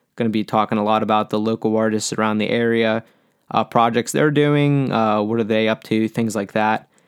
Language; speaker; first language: English; native; English